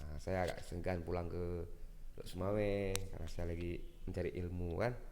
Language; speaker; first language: Indonesian; non-native, local second language; Achinese